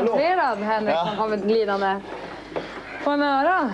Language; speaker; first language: Swedish; native; Swedish